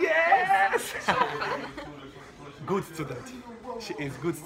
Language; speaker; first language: English; non-native, learner; Arabic